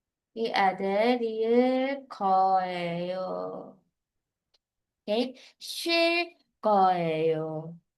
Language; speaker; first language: Korean; non-native, fluent; Filipino